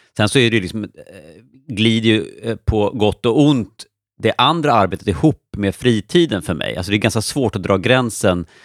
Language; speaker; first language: Swedish; native; Swedish